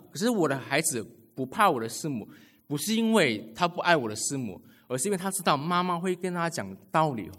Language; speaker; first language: Chinese; native; Chinese